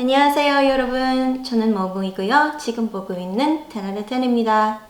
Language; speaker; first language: Korean; non-native, learner; Filipino